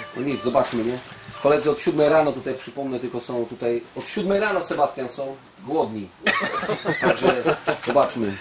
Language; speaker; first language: Polish; native; Polish